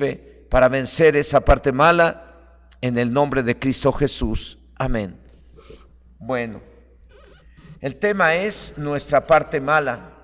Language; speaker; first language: Spanish; native; Spanish